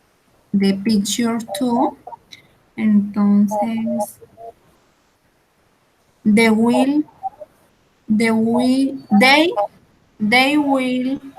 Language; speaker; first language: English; non-native, learner; Spanish